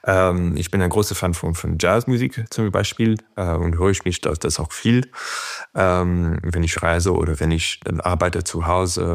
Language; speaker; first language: German; non-native, fluent; French